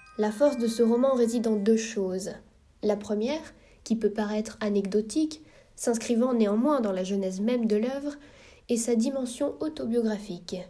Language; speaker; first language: French; native; French